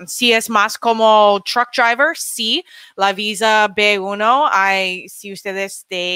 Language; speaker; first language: Spanish; non-native, learner; English